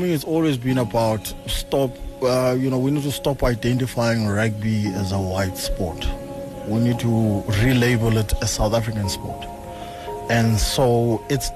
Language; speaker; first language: English; non-native, local second language; Xhosa